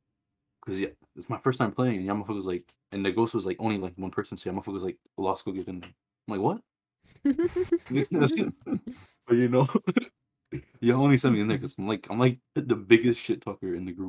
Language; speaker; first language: English; native; English